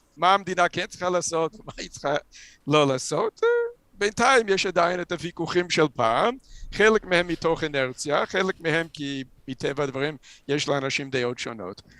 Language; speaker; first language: Hebrew; non-native, fluent; English